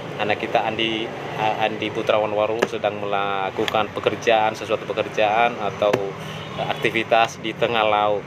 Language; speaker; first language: Indonesian; non-native, local second language; Nias